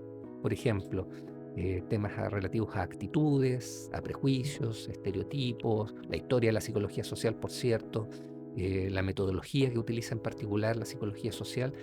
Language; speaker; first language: Spanish; native; Spanish